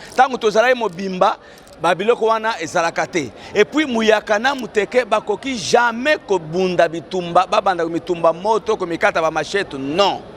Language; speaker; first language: Lingala; non-native, local second language; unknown